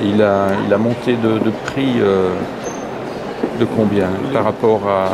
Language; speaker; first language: French; native; French